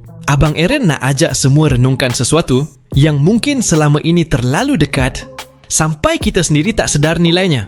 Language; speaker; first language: Malay; native; Malay